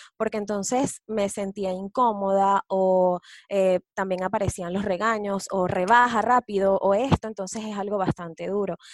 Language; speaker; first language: Spanish; native; Spanish